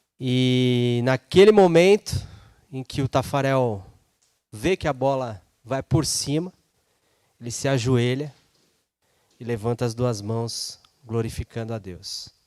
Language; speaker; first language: Portuguese; native; Portuguese